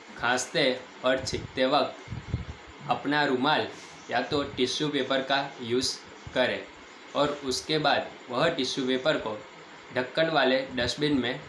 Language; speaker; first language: Hindi; non-native, local second language; Gujarati